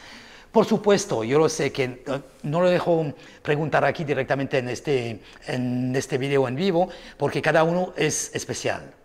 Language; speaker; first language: Spanish; non-native, learner; French